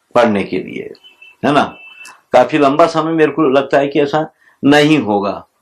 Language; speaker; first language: Hindi; non-native, local second language; Telugu